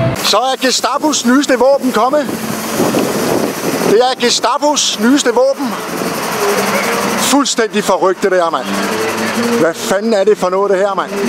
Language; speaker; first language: Danish; native; Danish